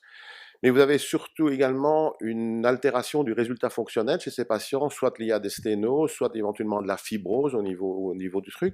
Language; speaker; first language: French; native; French